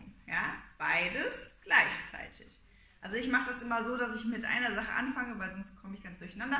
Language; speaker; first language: German; native; German